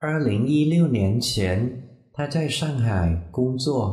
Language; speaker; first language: Chinese; non-native, fluent; Vietnamese